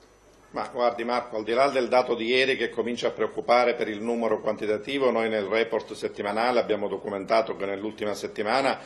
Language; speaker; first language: Italian; native; Italian